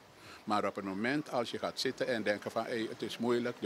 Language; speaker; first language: Dutch; native; Dutch